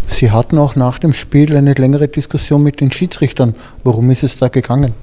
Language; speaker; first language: German; native; German